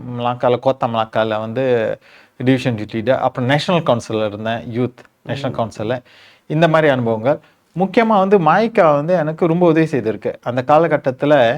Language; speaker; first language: Tamil; early bilingual, heritage; Tamil